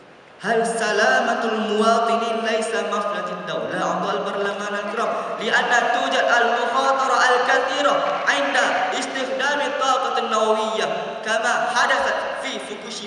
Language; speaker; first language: Arabic; non-native, learner; Malay